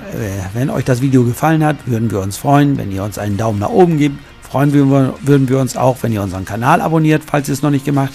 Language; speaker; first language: German; native; German